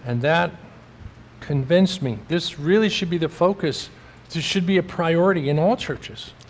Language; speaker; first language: English; native; English